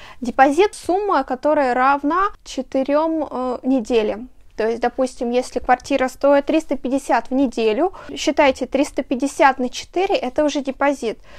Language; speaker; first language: Russian; native; Russian